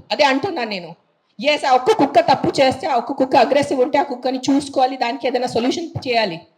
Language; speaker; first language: Telugu; non-native, fluent; Marathi